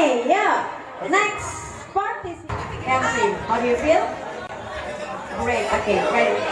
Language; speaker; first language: English; non-native, fluent; Indonesian